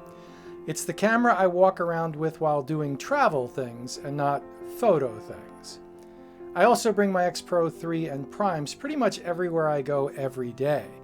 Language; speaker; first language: English; native; English